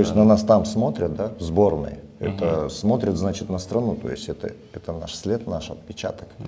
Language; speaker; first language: Russian; native; Russian